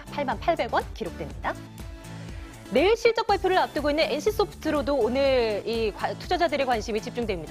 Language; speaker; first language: Korean; native; Korean